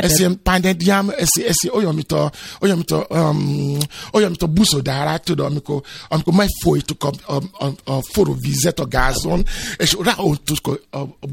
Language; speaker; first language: Hungarian; non-native, fluent; Yoruba